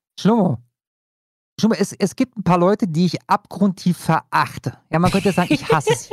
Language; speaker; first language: German; native; German